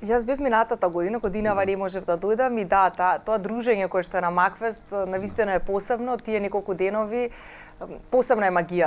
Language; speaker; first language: Macedonian; native; Macedonian